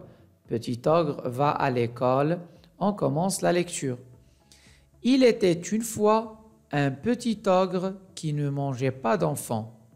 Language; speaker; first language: French; non-native, local second language; Arabic